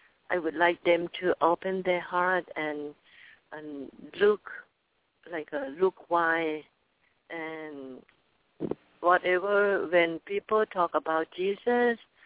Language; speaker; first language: English; non-native, learner; Thai